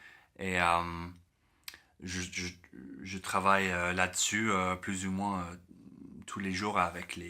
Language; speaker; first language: French; non-native, learner; English